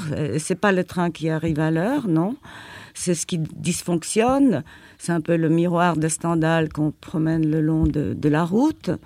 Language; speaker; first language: French; non-native, fluent; Polish